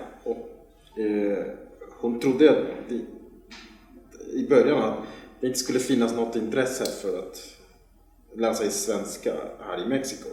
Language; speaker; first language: Swedish; non-native, fluent; Spanish